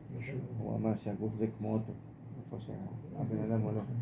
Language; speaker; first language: Hebrew; non-native, fluent; Spanish